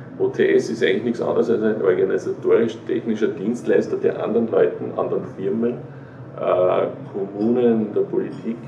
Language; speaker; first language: German; native; German